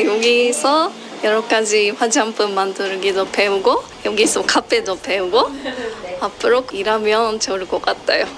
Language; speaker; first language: Korean; non-native, fluent; Japanese